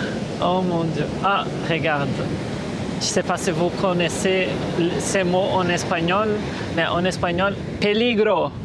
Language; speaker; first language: French; non-native, fluent; Portuguese